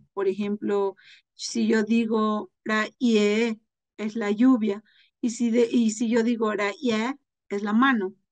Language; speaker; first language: Spanish; non-native, local second language; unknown